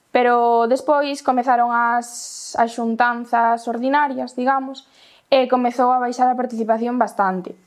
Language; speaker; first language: Galician; non-native, local second language; Spanish